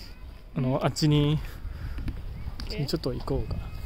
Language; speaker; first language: Japanese; non-native, learner; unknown